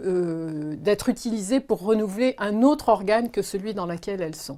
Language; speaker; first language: French; native; French